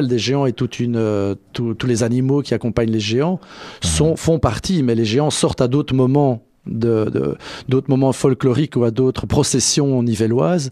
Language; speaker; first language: French; native; French